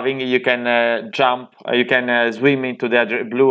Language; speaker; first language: English; non-native, fluent; Italian